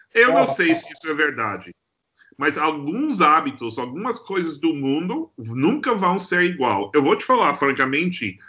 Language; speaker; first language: Portuguese; non-native, fluent; English